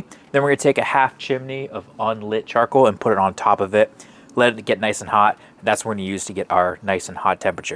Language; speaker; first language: English; native; English